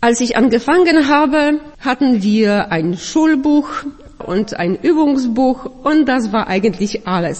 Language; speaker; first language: German; non-native, fluent; Polish